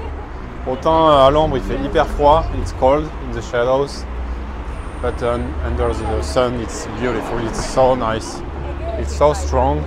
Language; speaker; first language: English; non-native, fluent; French